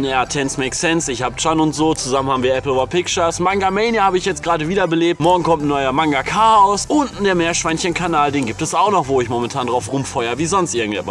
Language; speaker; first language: German; native; German